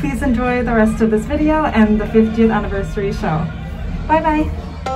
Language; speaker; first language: English; native; English